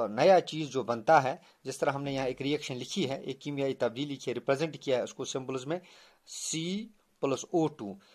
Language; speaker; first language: Urdu; non-native, local second language; Kashmiri